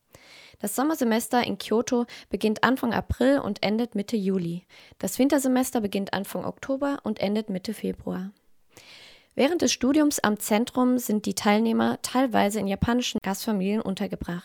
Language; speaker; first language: German; native; German